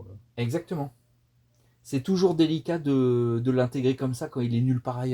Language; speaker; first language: French; native; French